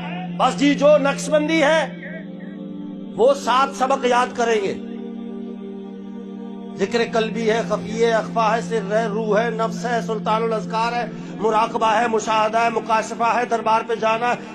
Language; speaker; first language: Urdu; native; Urdu